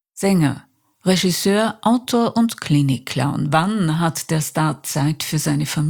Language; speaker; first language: German; native; German